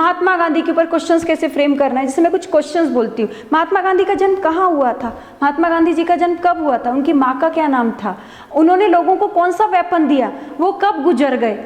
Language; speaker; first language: Hindi; native; Hindi